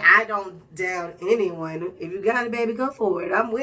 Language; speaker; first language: English; native; English